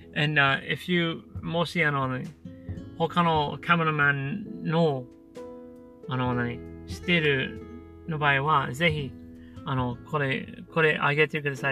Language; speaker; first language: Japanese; non-native, learner; English